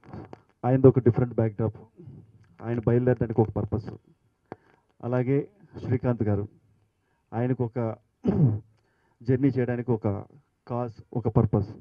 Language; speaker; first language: Telugu; native; Telugu